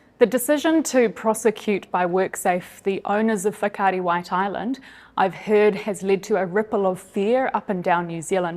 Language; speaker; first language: English; native; English